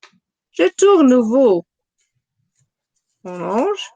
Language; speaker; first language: French; non-native, fluent; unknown